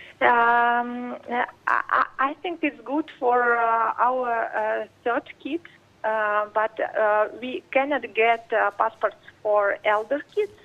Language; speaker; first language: English; non-native, learner; Russian